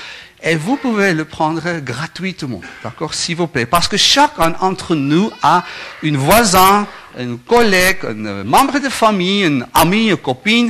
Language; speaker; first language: French; non-native, learner; Afrikaans